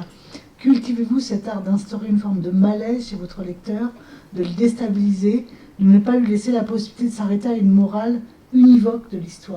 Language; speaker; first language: French; native; French